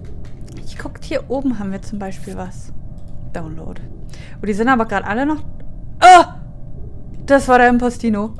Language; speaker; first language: German; native; German